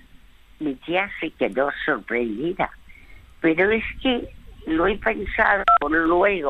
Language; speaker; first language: Spanish; early bilingual, other home language; French